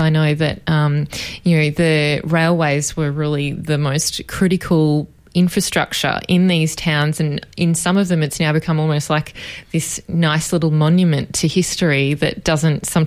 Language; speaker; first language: English; native; English